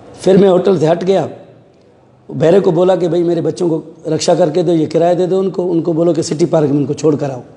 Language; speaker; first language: Urdu; non-native, local second language; Sindhi